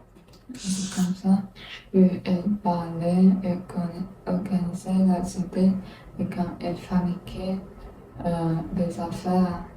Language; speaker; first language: French; non-native, learner; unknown